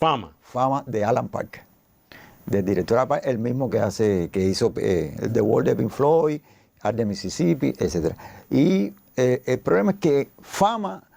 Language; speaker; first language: Spanish; native; Spanish